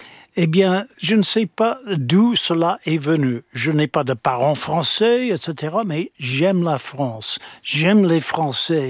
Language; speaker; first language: French; non-native, fluent; English